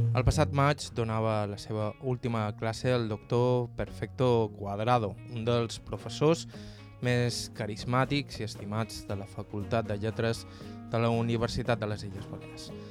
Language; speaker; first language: Catalan; native; Catalan